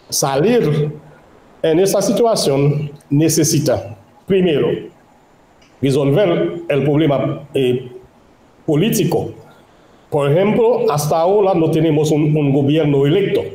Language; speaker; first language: Spanish; non-native, local second language; Haitian Creole